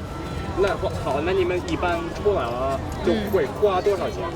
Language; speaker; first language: Chinese; non-native, fluent; Russian